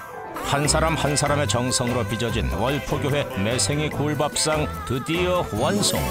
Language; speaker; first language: Korean; native; Korean